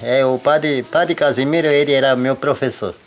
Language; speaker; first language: Portuguese; non-native, local second language; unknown